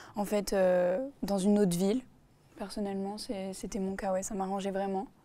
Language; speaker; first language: French; native; French